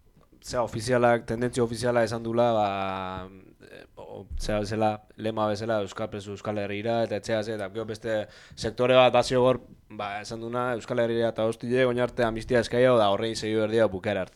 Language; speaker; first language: Basque; native; Basque